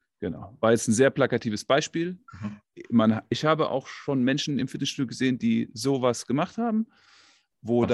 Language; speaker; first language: German; native; German